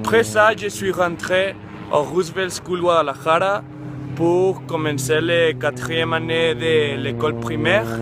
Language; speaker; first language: French; non-native, learner; Spanish